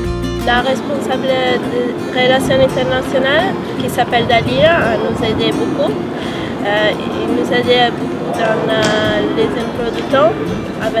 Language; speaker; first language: French; non-native, learner; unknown